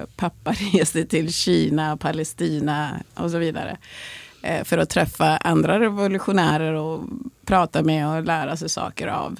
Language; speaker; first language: Swedish; early bilingual, other home language; Swahili